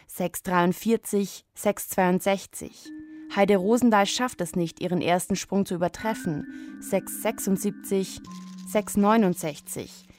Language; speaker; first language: German; native; German